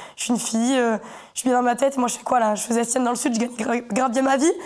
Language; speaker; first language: French; native; French